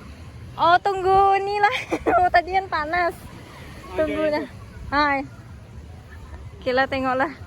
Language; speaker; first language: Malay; non-native, local second language; Javanese